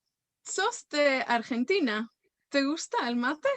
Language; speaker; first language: Spanish; non-native, fluent; Welsh